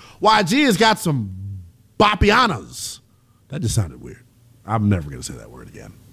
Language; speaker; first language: English; native; English